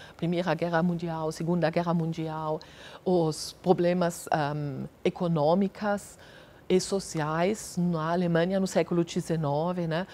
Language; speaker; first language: Portuguese; non-native, fluent; German